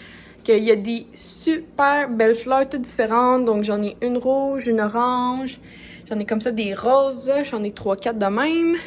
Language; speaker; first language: French; native; French